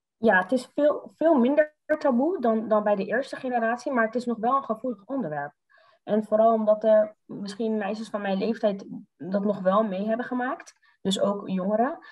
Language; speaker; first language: Dutch; early bilingual, other home language; Somali